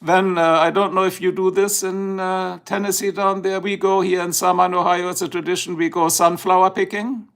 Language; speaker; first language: English; non-native, fluent; German